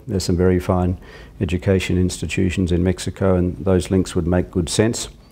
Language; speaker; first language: English; native; English